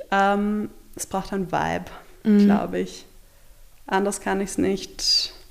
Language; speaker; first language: German; native; German